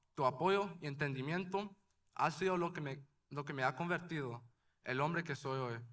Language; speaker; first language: Spanish; early bilingual, other home language; English